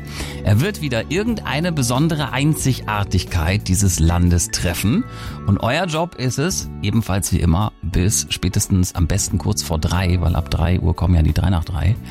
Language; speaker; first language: German; native; German